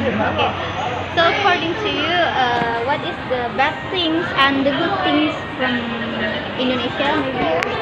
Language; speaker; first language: English; non-native, learner; Indonesian